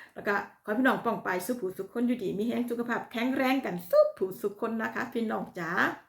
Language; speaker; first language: Thai; native; Thai